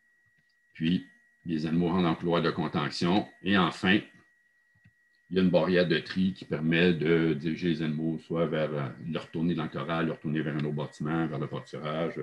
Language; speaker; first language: French; native; French